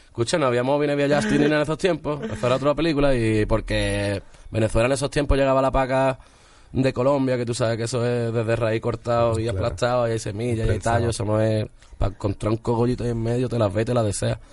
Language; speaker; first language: Spanish; native; Spanish